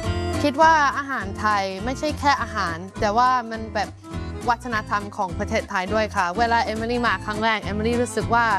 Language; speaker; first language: Thai; non-native, fluent; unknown